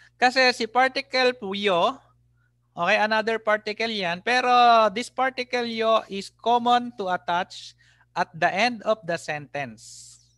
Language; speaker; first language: English; non-native, local second language; Filipino